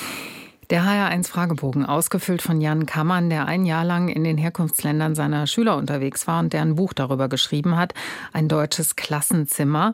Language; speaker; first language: German; native; German